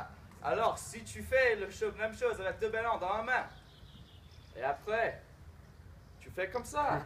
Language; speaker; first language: French; non-native, learner; English